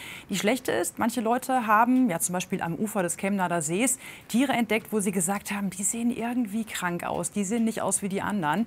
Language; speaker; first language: German; native; German